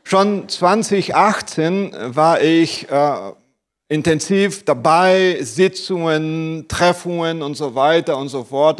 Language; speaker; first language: German; non-native, fluent; Portuguese